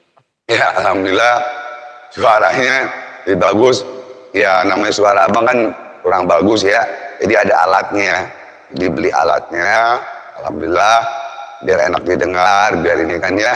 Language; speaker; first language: Indonesian; native; Indonesian